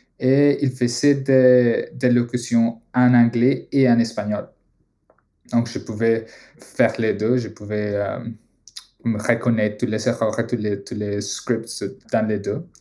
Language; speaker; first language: French; non-native, fluent; Spanish